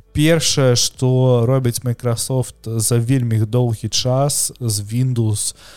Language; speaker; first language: Belarusian; non-native, local second language; Russian